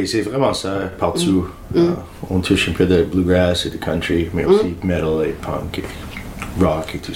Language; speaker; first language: French; non-native, learner; English